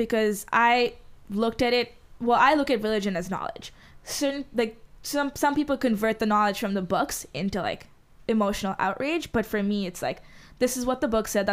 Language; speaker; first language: English; non-native, fluent; Hindi